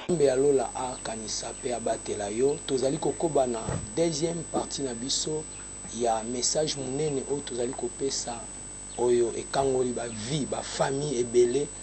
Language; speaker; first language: Lingala; native; Lingala